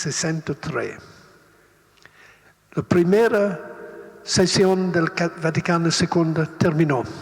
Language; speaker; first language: Spanish; non-native, learner; Italian